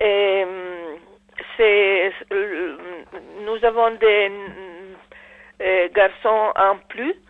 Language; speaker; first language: French; non-native, learner; Italian